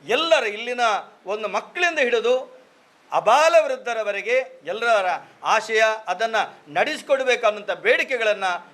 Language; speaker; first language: Kannada; non-native, local second language; Tulu